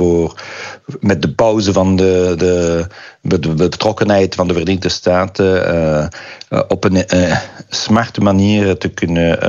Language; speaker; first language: Dutch; non-native, local second language; French